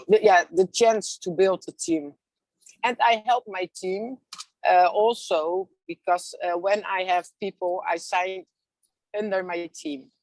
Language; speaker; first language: English; non-native, learner; Dutch